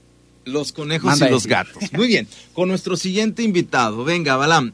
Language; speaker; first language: Spanish; native; Spanish